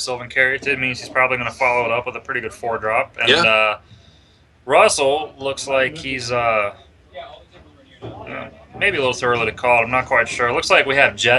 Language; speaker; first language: English; native; English